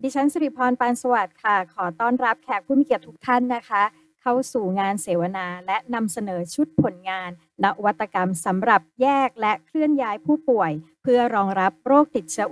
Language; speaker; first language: Thai; native; Thai